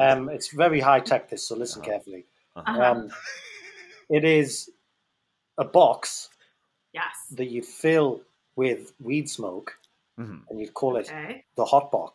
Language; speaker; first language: English; native; English